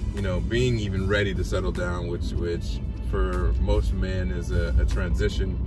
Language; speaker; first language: English; native; English